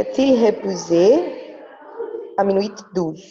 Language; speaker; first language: French; non-native, learner; Portuguese